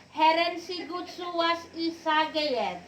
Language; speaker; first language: German; non-native, learner; Indonesian